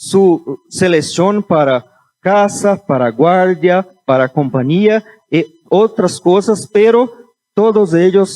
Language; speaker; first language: Spanish; non-native, fluent; Portuguese